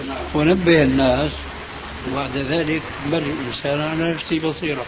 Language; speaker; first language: Arabic; native; Arabic